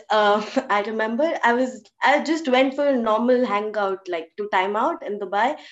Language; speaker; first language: English; early bilingual, other home language; Hindi